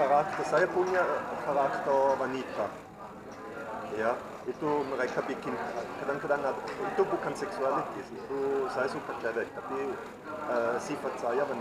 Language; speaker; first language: Indonesian; non-native, fluent; German